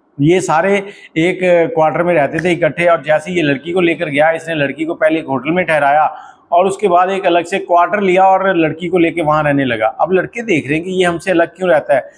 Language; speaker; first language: Urdu; native; Urdu